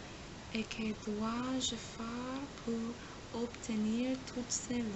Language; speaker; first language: French; non-native, learner; English